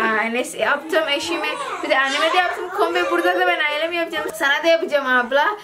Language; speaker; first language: Turkish; non-native, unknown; Indonesian